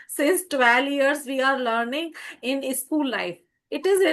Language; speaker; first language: English; non-native, fluent; Hindi